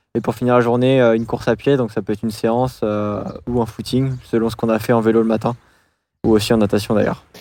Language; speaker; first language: French; native; French